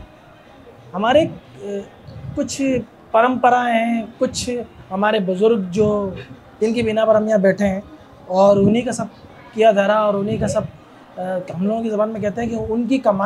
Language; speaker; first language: Urdu; non-native, local second language; Gujarati